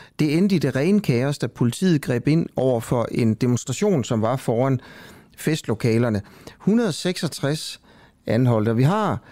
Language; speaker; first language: Danish; native; Danish